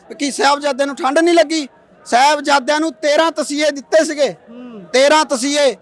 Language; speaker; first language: Punjabi; native; Punjabi